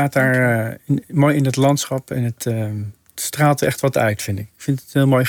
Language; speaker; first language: Dutch; native; Dutch